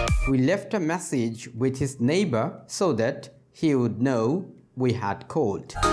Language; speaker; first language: English; non-native, local second language; Bangla